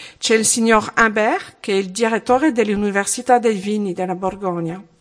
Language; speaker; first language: Italian; non-native, learner; French